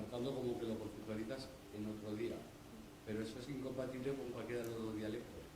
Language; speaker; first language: Spanish; native; Spanish